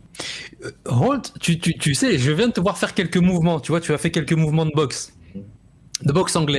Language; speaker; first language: French; native; French